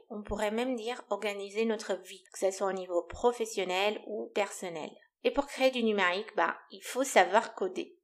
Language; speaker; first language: French; non-native, fluent; Romanian